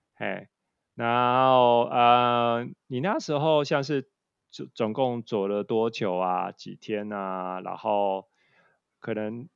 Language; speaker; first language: Chinese; native; Chinese